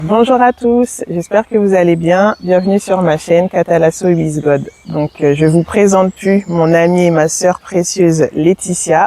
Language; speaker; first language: French; native; French